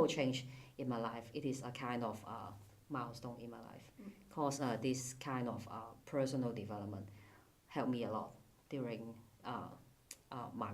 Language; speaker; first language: English; non-native, fluent; Cantonese